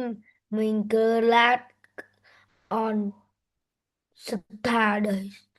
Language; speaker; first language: English; non-native, learner; Vietnamese